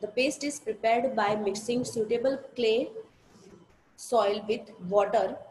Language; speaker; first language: English; non-native, local second language; Gujarati